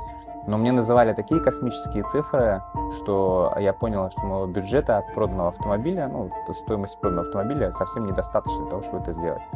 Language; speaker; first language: Russian; native; Russian